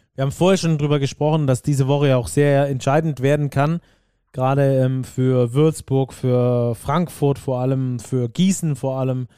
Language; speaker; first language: German; native; German